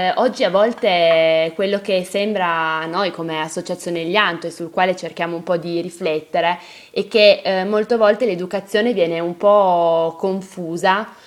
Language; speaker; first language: Italian; native; Italian